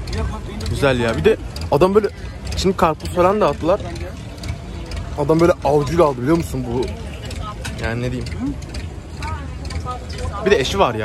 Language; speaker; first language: Turkish; native; Turkish